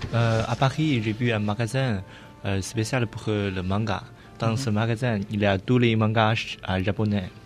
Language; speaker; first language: French; non-native, learner; Chinese